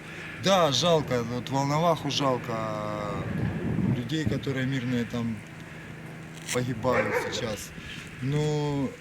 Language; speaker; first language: Russian; native; Russian